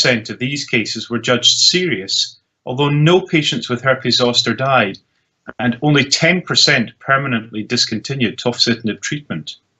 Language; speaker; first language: English; native; English